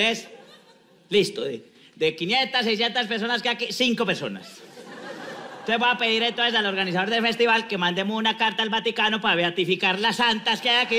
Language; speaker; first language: Spanish; native; Spanish